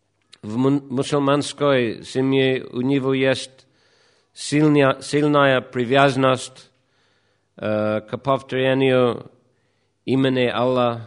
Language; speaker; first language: Russian; non-native, fluent; English